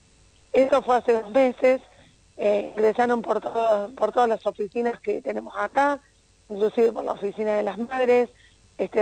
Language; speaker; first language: Spanish; native; Spanish